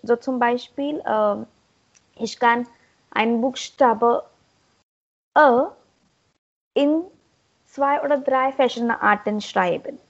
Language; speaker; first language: German; non-native, learner; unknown